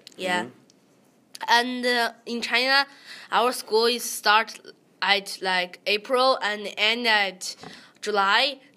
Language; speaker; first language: English; early bilingual, other home language; Chinese